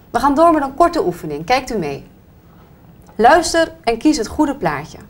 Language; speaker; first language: Dutch; native; Dutch